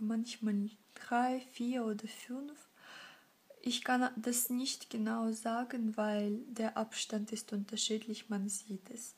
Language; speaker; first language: German; non-native, fluent; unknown